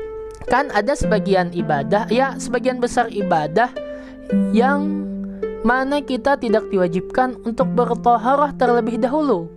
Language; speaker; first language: Indonesian; native; Indonesian